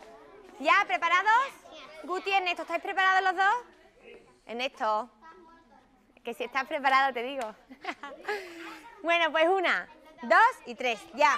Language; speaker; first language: Spanish; native; Spanish